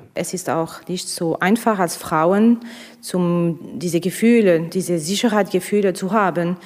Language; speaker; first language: German; non-native, fluent; Russian